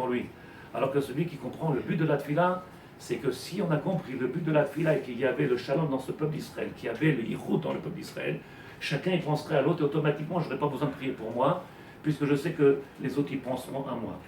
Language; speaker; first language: French; native; French